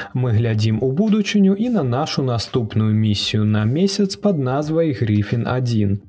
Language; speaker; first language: Belarusian; native; Belarusian